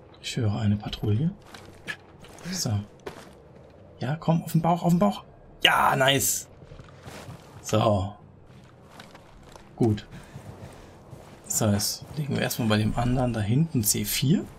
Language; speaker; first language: German; native; German